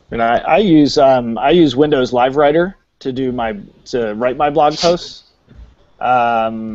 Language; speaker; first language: English; native; English